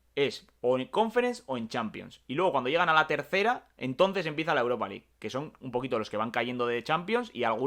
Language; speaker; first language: Spanish; native; Spanish